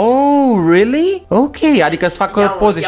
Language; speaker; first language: Romanian; native; Romanian